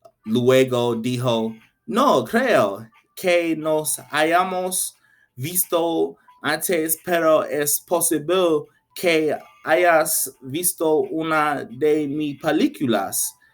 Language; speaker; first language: Spanish; non-native, learner; English